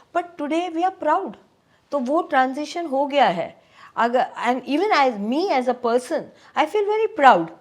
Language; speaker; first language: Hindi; non-native, local second language; Tamil